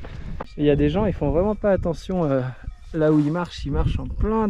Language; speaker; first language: French; native; French